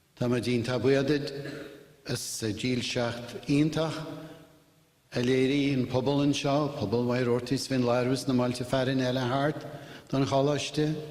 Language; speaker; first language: Irish; native; Irish